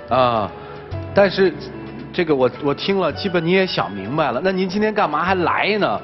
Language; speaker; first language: Chinese; native; Chinese